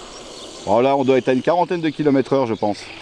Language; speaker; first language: French; native; French